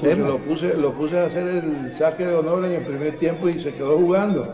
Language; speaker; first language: Spanish; native; Spanish